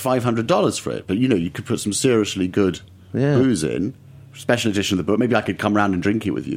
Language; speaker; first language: English; native; English